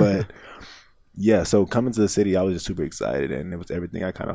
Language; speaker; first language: English; native; English